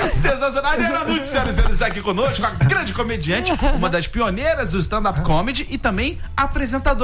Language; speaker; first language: Portuguese; native; Portuguese